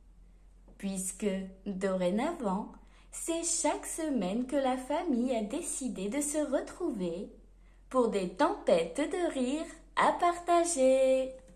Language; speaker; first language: French; native; French